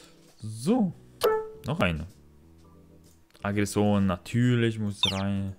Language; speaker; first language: German; non-native, learner; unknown